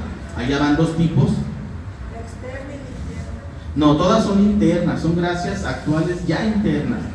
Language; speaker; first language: Spanish; native; Spanish